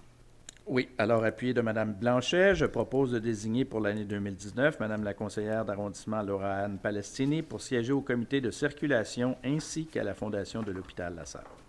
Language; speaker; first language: French; native; French